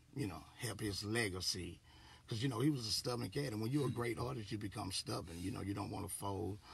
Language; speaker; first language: English; native; English